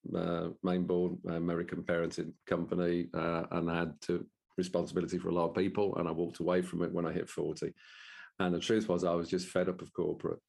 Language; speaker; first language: English; native; English